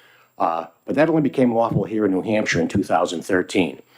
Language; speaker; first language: English; native; English